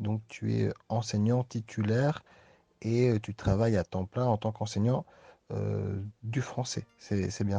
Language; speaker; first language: French; native; French